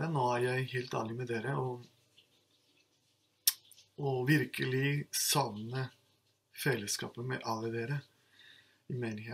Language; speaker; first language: Norwegian; non-native, fluent; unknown